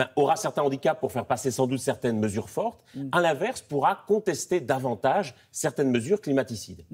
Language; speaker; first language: French; native; French